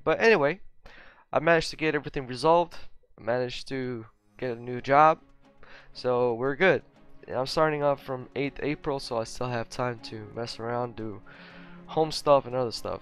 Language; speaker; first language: English; non-native, fluent; Russian